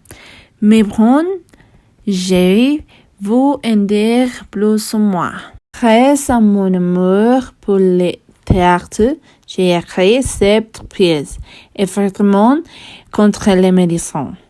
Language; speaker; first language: French; non-native, learner; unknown